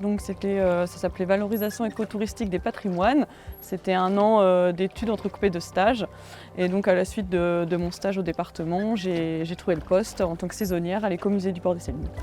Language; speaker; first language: French; native; French